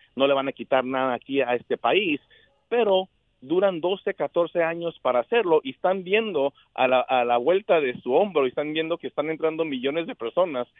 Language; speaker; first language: Spanish; early bilingual, heritage; Spanish